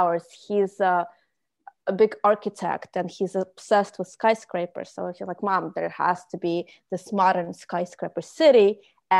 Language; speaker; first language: English; non-native, fluent; Russian